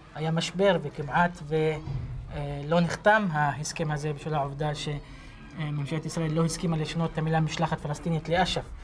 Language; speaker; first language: Hebrew; non-native, local second language; Arabic